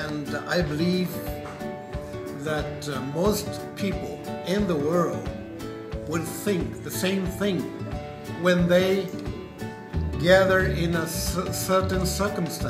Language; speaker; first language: English; non-native, fluent; Japanese